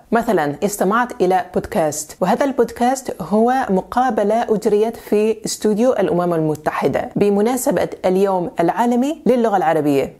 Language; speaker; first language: Arabic; non-native, fluent; French